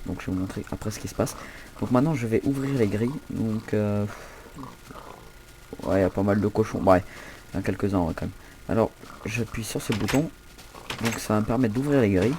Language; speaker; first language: French; native; French